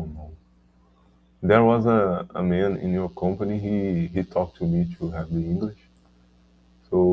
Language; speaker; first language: English; non-native, learner; Portuguese